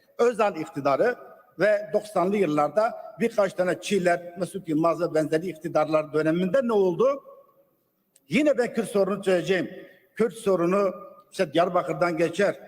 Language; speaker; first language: Turkish; non-native, local second language; Kurdish